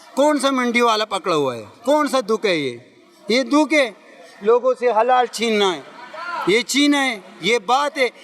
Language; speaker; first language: Urdu; non-native, local second language; Pashto